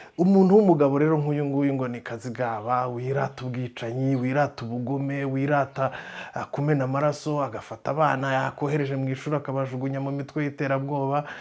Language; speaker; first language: Kinyarwanda; native; Kinyarwanda